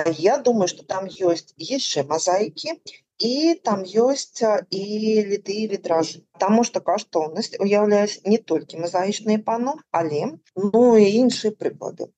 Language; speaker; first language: Belarusian; native; Belarusian